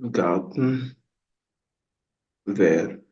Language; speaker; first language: German; non-native, fluent; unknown